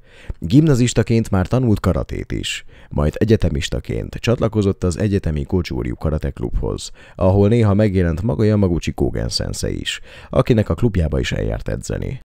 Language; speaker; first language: Hungarian; native; Hungarian